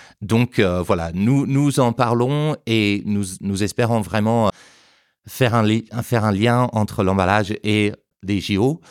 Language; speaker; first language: French; non-native, fluent; English